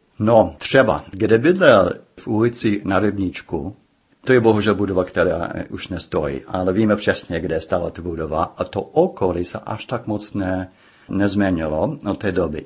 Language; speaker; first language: Czech; non-native, fluent; English